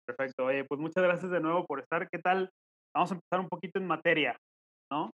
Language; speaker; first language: Spanish; native; Spanish